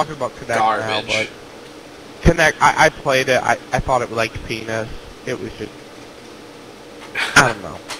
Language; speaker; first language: English; native; English